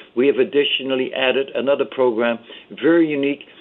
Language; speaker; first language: English; early bilingual, other home language; Dutch